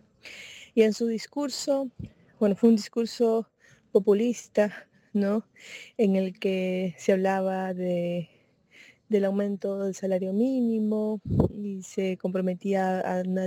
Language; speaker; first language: Spanish; native; Spanish